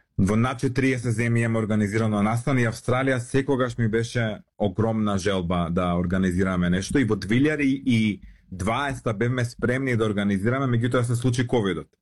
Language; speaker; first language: Macedonian; native; Macedonian